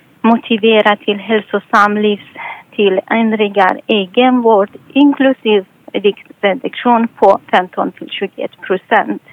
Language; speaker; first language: Swedish; non-native, fluent; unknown